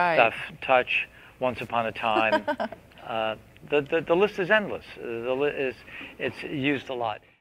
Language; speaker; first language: English; native; English